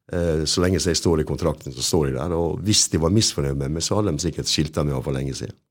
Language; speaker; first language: Norwegian; native; Norwegian